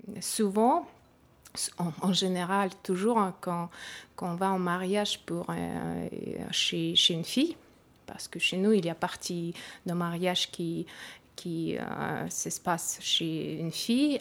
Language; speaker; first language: French; non-native, learner; Ukrainian